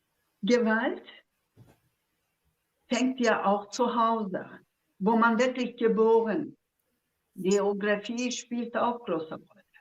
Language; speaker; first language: German; non-native, fluent; Zaza